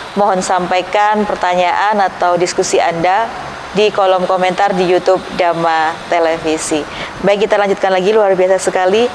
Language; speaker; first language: Indonesian; native; Indonesian